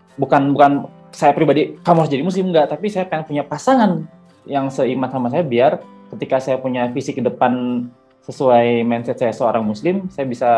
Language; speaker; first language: Indonesian; native; Indonesian